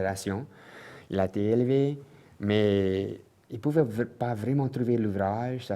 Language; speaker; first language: French; non-native, local second language; English